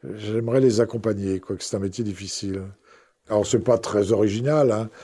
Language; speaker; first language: French; native; French